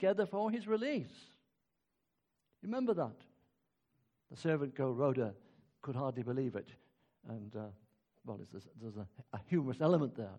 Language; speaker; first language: English; native; English